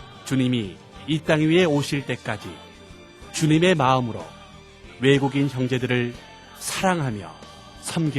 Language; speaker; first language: Korean; native; Korean